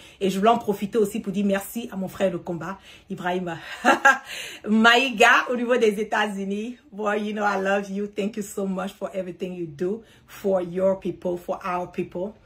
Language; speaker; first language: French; early bilingual, heritage; French